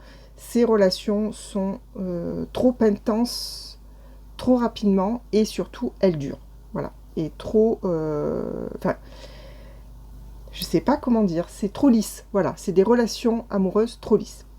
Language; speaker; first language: French; native; French